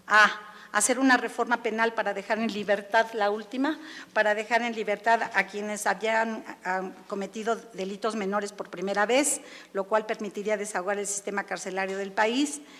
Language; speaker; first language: Spanish; native; Spanish